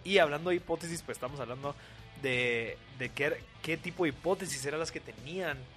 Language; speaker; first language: Spanish; native; Spanish